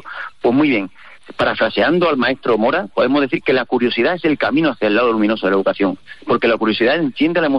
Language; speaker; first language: Spanish; native; Spanish